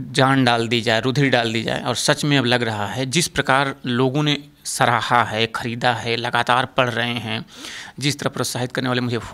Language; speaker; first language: Hindi; native; Hindi